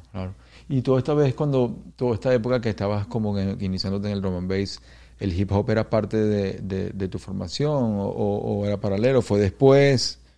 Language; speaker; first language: Spanish; native; Spanish